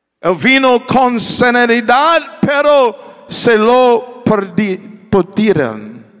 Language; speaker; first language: Spanish; non-native, learner; English